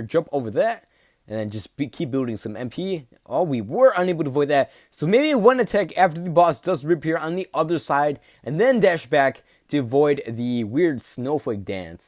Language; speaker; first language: English; native; English